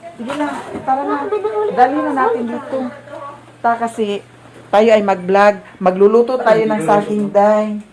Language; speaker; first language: Filipino; non-native, local second language; Cebuano